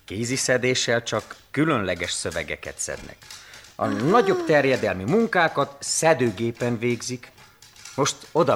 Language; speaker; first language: Hungarian; native; Hungarian